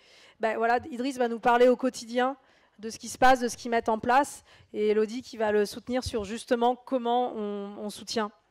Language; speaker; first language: French; native; French